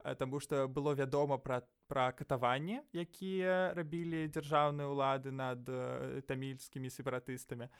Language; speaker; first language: Belarusian; native; Belarusian